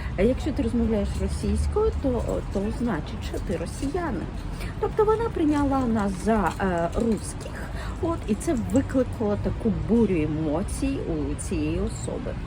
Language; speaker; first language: Ukrainian; non-native, local second language; Russian